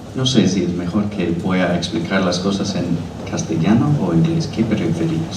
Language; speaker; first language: Spanish; non-native, learner; English